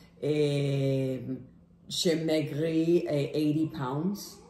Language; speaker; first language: French; non-native, learner; English